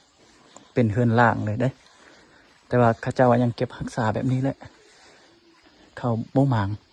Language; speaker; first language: Thai; non-native, local second language; Lao